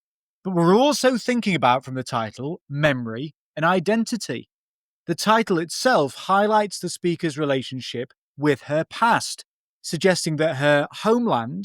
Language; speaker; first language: English; native; English